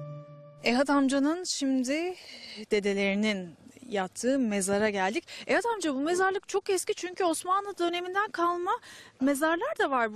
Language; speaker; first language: Turkish; native; Turkish